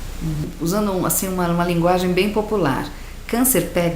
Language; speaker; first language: Portuguese; native; Portuguese